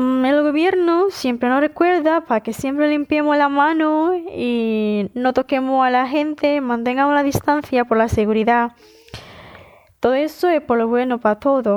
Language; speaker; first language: Spanish; non-native, fluent; Indonesian